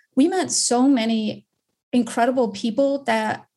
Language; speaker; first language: English; non-native, fluent; German